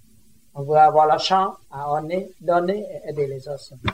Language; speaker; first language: French; non-native, learner; Vietnamese